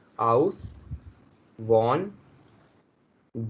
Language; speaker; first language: German; non-native, learner; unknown